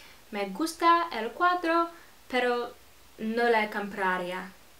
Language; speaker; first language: Spanish; non-native, learner; English